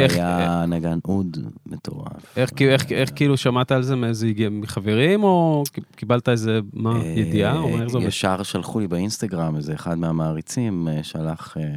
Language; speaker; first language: Hebrew; native; Hebrew